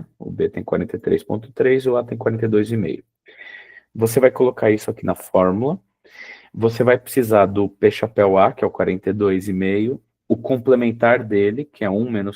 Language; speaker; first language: Portuguese; native; Portuguese